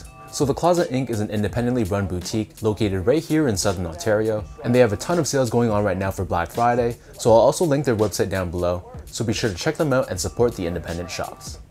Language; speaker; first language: English; native; English